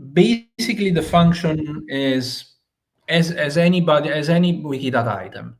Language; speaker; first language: English; non-native, fluent; Italian